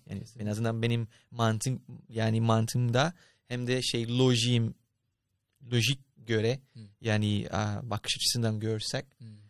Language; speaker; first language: Turkish; non-native, fluent; English